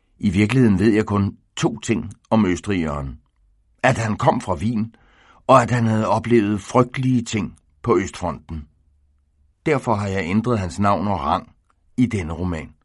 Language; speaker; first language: Danish; native; Danish